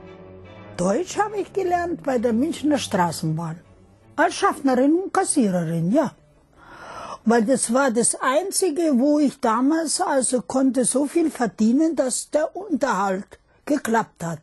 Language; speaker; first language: German; non-native, fluent; Russian